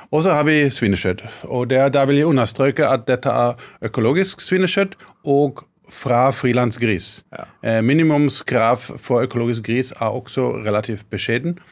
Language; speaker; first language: Norwegian; non-native, fluent; German